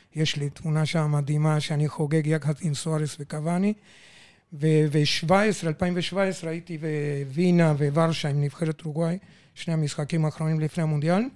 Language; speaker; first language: Hebrew; non-native, fluent; Spanish